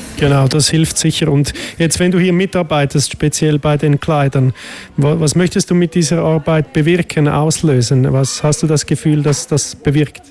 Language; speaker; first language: German; native; German